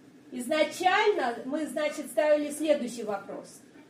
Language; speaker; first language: Russian; native; Russian